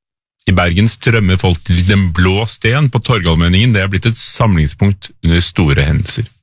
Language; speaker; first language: Norwegian; native; Norwegian